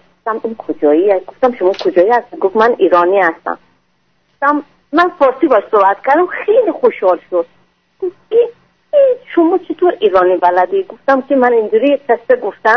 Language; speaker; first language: Persian; non-native, fluent; French